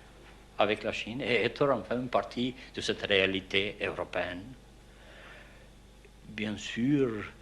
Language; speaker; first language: French; non-native, fluent; Albanian